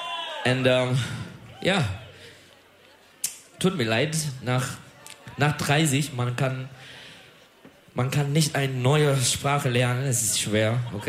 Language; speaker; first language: German; non-native, learner; Turkish